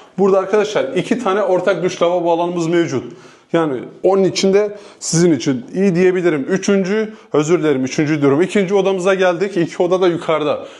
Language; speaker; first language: Turkish; native; Turkish